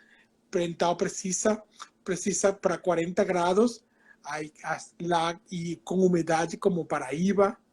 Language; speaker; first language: Portuguese; non-native, fluent; Spanish